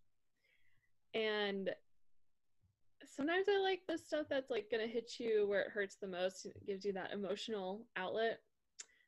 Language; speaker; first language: English; native; English